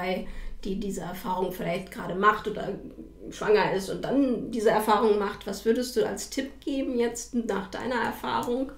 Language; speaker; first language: German; native; German